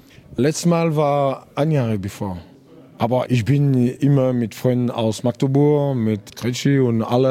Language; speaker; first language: German; non-native, learner; French